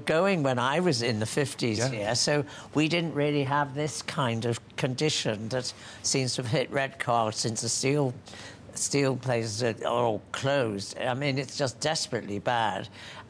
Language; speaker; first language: English; native; English